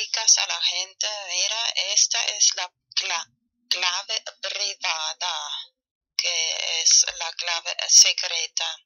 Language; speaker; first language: Spanish; non-native, fluent; German